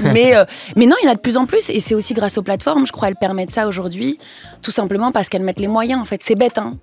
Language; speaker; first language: French; native; French